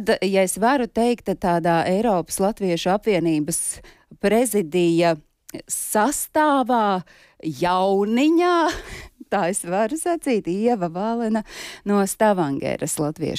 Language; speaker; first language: Latvian; native; Latvian